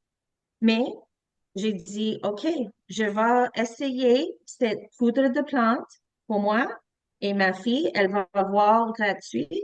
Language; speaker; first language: French; non-native, learner; English